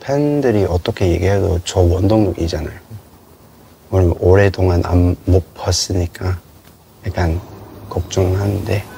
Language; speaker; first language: Korean; non-native, learner; Cantonese